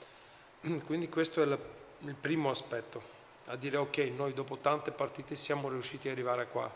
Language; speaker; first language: Italian; non-native, fluent; Bulgarian